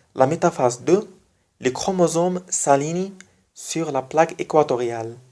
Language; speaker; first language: French; non-native, fluent; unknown